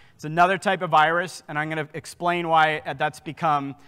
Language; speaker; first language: English; native; English